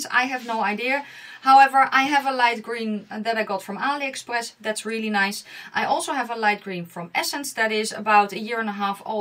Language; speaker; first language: English; non-native, fluent; Dutch